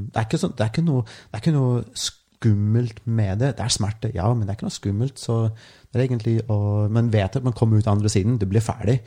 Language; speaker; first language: Norwegian; non-native, fluent; English